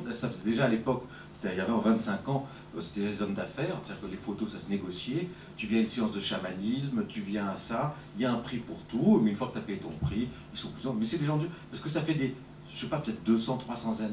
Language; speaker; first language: French; native; French